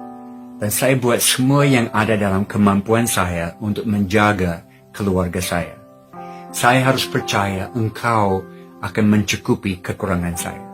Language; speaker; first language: Indonesian; non-native, fluent; English